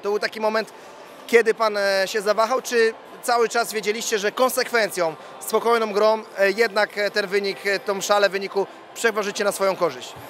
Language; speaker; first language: Polish; native; Polish